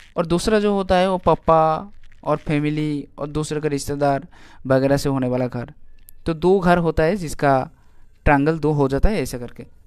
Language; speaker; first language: Hindi; non-native, local second language; Bangla